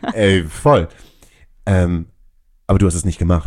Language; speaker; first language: German; native; German